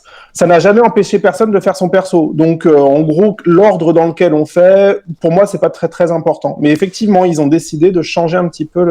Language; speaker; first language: French; native; French